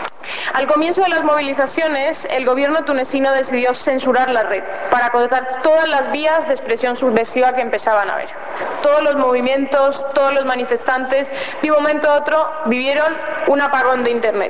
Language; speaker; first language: Spanish; native; Spanish